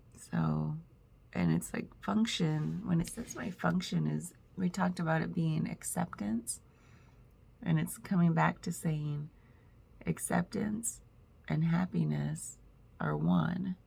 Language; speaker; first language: English; native; English